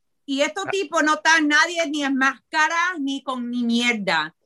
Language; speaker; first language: Spanish; early bilingual, heritage; Spanish